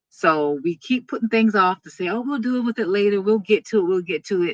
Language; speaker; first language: English; native; English